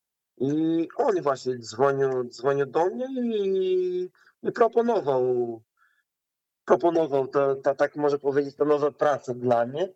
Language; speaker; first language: Polish; non-native, learner; Portuguese